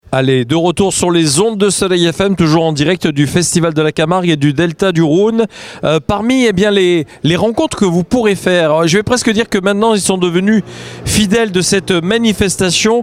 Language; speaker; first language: French; native; French